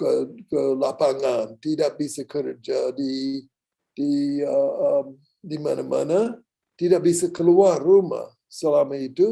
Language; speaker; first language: Indonesian; non-native, learner; English